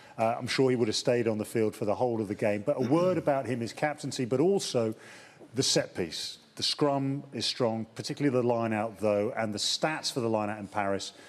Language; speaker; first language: English; native; English